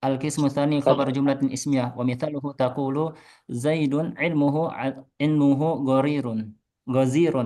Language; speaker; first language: Arabic; non-native, fluent; Indonesian